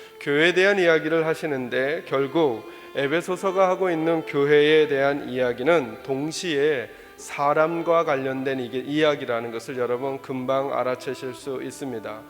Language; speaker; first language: Korean; native; Korean